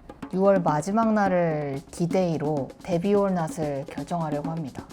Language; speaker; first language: Korean; native; Korean